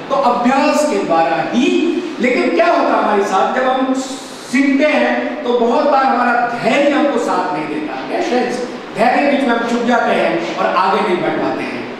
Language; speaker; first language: Hindi; non-native, local second language; Gujarati